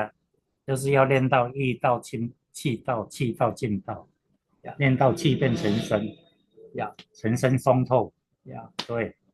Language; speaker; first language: Chinese; native; Chinese